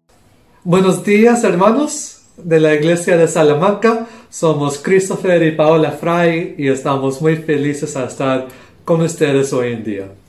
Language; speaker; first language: Spanish; non-native, local second language; English